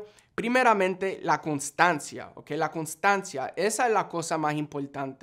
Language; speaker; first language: Spanish; non-native, fluent; English